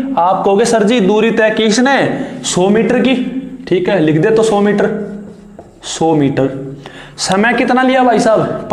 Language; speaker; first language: Hindi; native; Hindi